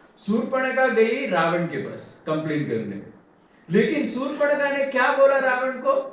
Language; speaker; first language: Hindi; non-native, local second language; Tamil